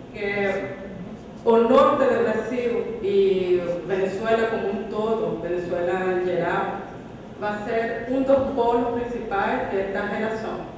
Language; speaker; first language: Portuguese; non-native, fluent; Spanish